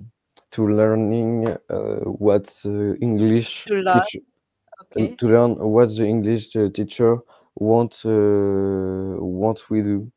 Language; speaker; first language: English; non-native, learner; French